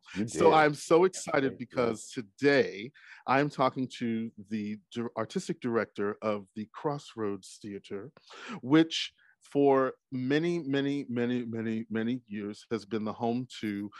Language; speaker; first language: English; native; English